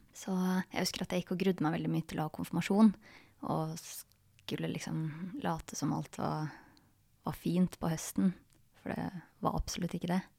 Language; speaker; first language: Norwegian; native; Norwegian